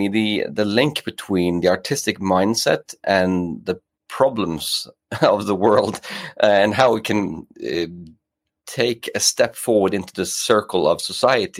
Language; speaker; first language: English; non-native, fluent; Norwegian